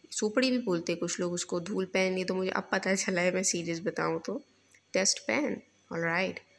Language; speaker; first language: Urdu; native; Urdu